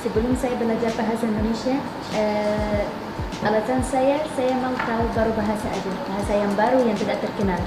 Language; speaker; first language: Indonesian; non-native, learner; Arabic